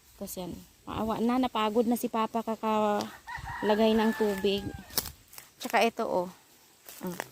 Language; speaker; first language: Filipino; non-native, local second language; Cebuano